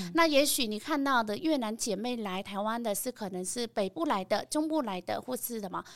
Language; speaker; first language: Chinese; non-native, fluent; Vietnamese